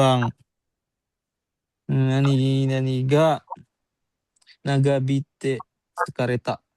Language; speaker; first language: Japanese; non-native, learner; Indonesian